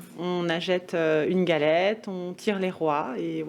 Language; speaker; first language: French; native; French